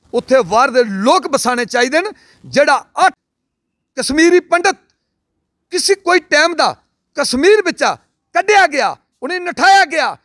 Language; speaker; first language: Punjabi; non-native, local second language; Dogri